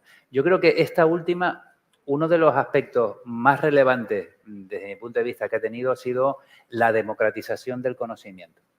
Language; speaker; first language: Spanish; native; Spanish